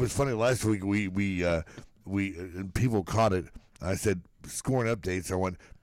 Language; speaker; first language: English; native; English